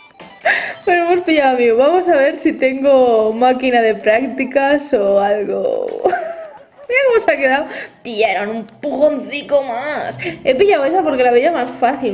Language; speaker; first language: Spanish; native; Spanish